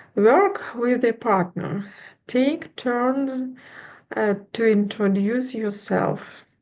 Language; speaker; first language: English; non-native, learner; Ukrainian